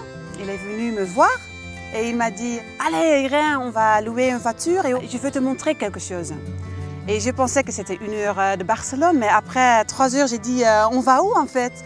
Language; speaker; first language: French; non-native, fluent; Dutch